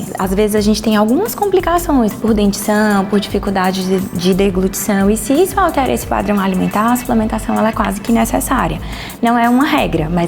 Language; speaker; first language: Portuguese; native; Portuguese